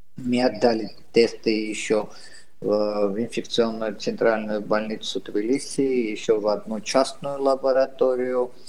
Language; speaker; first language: Russian; non-native, local second language; Georgian